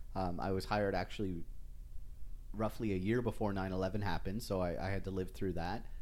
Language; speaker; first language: English; native; English